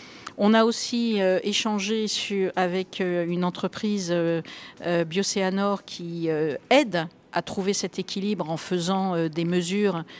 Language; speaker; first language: French; native; French